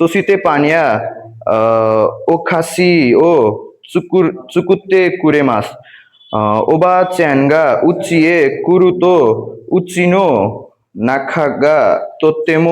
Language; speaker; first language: Japanese; non-native, learner; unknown